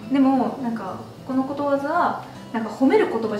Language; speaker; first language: Japanese; non-native, fluent; Russian